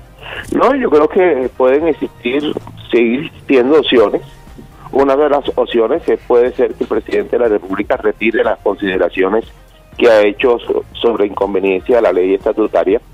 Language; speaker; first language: Spanish; native; Spanish